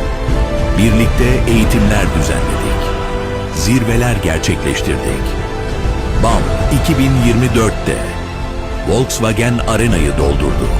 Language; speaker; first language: Turkish; native; Turkish